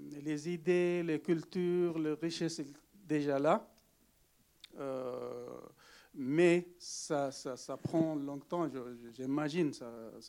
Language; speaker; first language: French; non-native, learner; Arabic